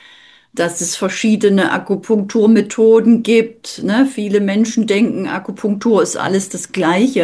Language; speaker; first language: German; native; German